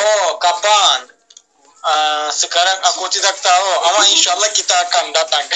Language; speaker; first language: Indonesian; non-native, learner; Turkish